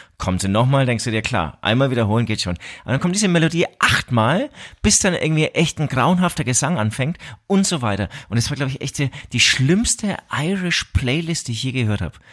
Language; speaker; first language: German; native; German